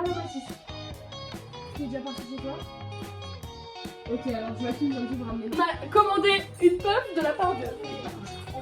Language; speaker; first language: French; native; French